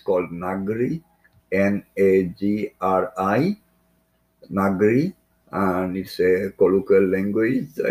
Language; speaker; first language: English; non-native, local second language; Bangla